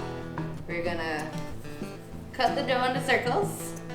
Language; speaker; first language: English; native; English